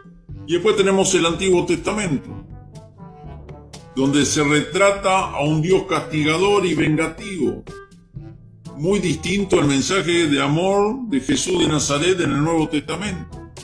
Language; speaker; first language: Spanish; native; Spanish